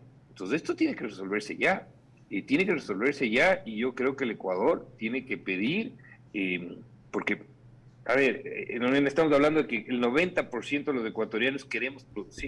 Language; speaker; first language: Spanish; native; Spanish